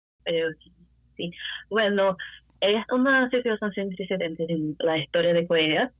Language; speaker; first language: Spanish; non-native, fluent; Portuguese